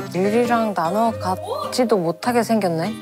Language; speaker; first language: Korean; native; Korean